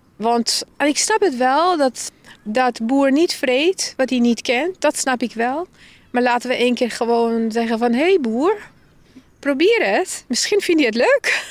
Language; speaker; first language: Dutch; non-native, fluent; Persian